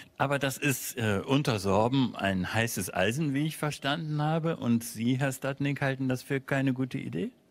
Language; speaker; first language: German; native; German